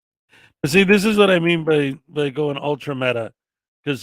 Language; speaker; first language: English; native; English